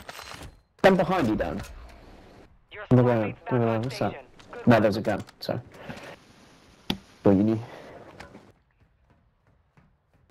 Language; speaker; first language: English; native; English